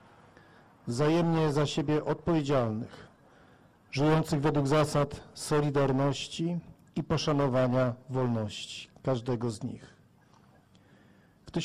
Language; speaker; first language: Polish; native; Polish